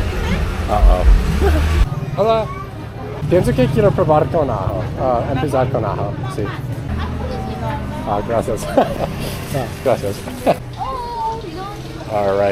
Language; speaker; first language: Spanish; non-native, learner; English